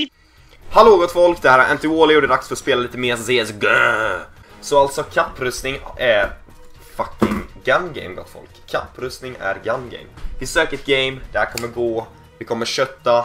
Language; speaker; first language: Swedish; native; Swedish